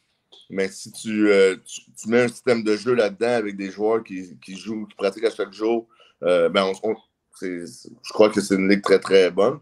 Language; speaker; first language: French; native; French